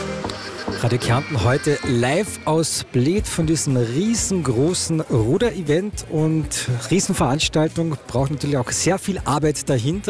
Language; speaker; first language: German; native; German